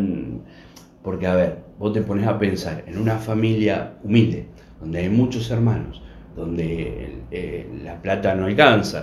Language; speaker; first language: Spanish; native; Spanish